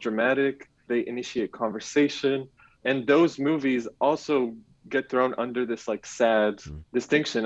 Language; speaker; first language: English; non-native, fluent; Arabic